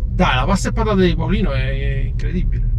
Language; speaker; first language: Italian; native; Italian